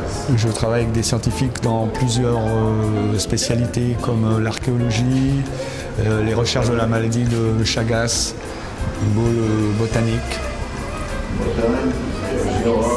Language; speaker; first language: French; non-native, fluent; Portuguese